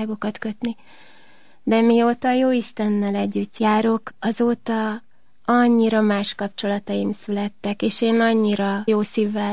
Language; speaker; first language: Hungarian; native; Hungarian